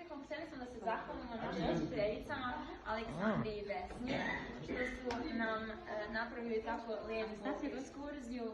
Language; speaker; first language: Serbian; early bilingual, heritage; Serbian